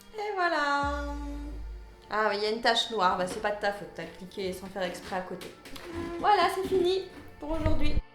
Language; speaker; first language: French; native; French